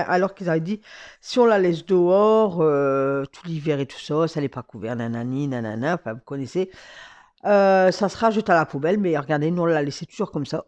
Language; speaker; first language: French; native; French